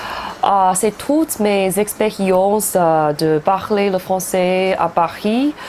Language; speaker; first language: French; non-native, fluent; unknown